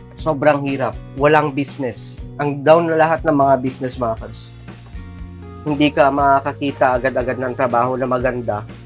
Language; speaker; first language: Filipino; non-native, local second language; Iloko